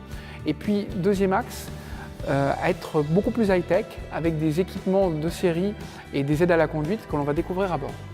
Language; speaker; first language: French; native; French